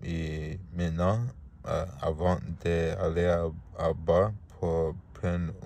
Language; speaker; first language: French; non-native, learner; Spanish